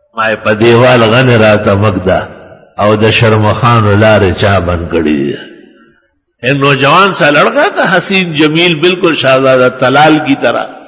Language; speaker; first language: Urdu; non-native, local second language; Pashto